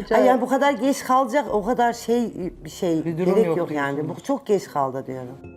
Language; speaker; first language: Turkish; native; Turkish